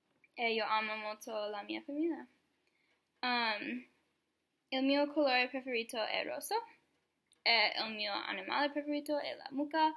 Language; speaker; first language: Italian; non-native, learner; English